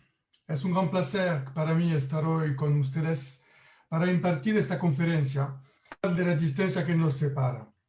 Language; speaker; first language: Spanish; non-native, learner; French